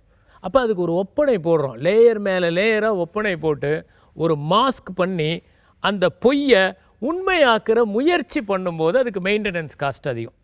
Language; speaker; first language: Tamil; native; Tamil